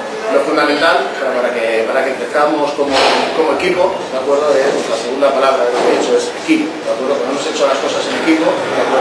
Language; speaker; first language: Spanish; native; Spanish